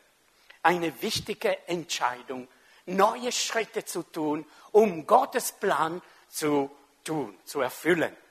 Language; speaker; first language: German; non-native, local second language; French